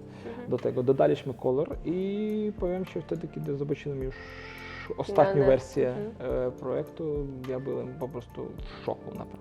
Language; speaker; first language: Polish; non-native, local second language; Ukrainian